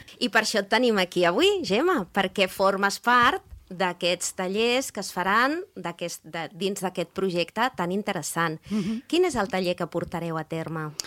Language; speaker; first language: Catalan; native; Catalan